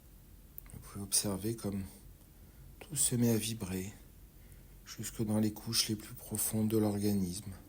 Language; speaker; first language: French; native; French